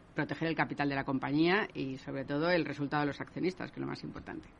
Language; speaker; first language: Spanish; native; Spanish